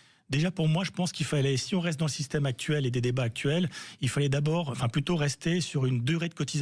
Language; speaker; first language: French; native; French